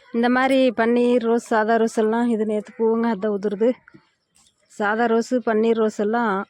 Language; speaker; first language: Tamil; non-native, local second language; Telugu